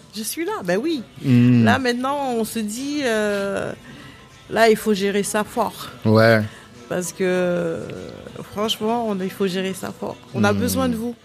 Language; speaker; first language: French; native; French